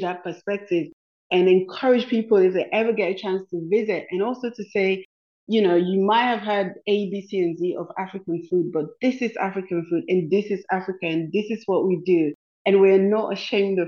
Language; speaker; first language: English; non-native, local second language; Krio